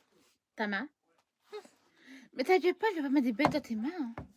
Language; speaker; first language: French; native; French